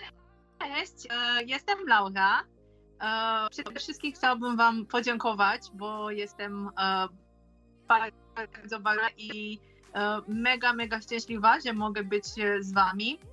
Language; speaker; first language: Polish; non-native, fluent; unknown